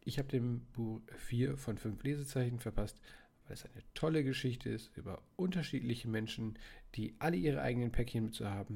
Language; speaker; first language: German; native; German